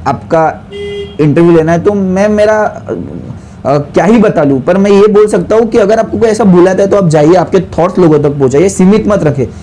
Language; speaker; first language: Hindi; non-native, local second language; Marathi